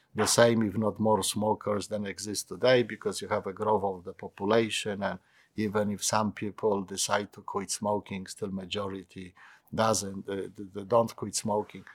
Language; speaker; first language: English; non-native, fluent; Polish